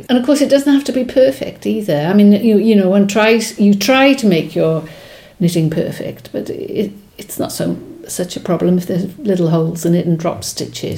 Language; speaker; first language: English; non-native, local second language; Welsh